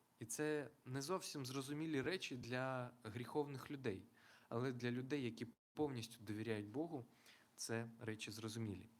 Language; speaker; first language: Ukrainian; non-native, local second language; Russian